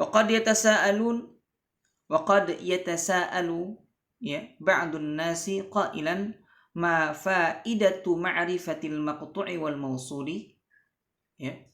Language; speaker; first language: Arabic; non-native, fluent; Indonesian